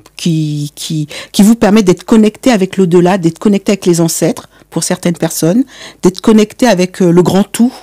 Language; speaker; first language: French; native; French